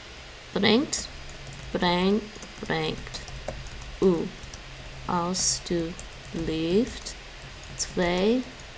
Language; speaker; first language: Dutch; non-native, learner; English